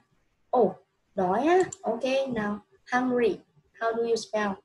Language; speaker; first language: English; non-native, fluent; Vietnamese